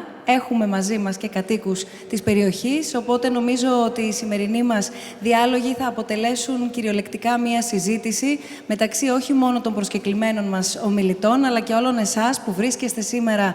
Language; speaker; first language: Greek; native; Greek